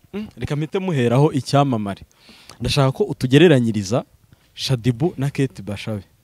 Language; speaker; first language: Kinyarwanda; native; Kinyarwanda